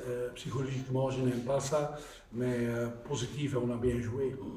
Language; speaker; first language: French; non-native, fluent; Dutch